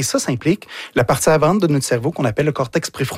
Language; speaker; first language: French; native; French